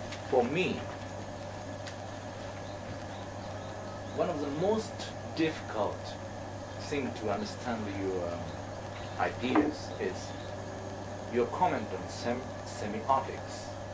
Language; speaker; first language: English; non-native, fluent; Japanese